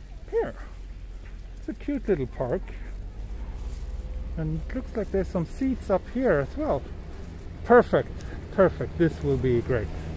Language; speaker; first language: English; non-native, fluent; Swedish